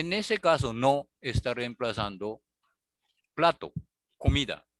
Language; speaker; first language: Spanish; non-native, learner; Japanese